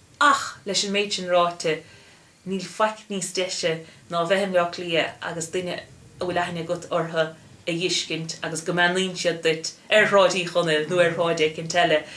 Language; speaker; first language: Irish; native; Irish